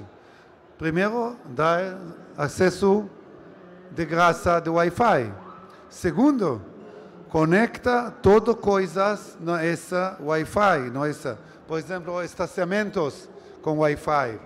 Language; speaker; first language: Portuguese; non-native, learner; Hebrew